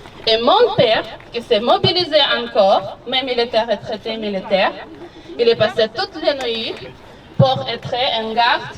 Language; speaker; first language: French; non-native, learner; Ukrainian